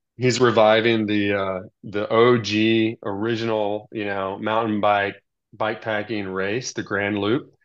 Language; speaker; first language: English; native; English